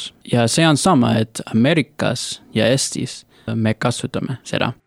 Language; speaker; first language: Estonian; non-native, learner; English